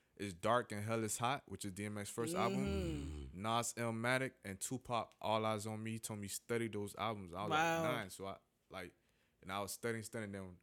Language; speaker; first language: English; native; English